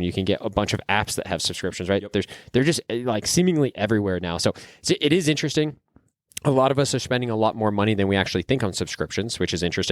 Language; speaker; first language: English; native; English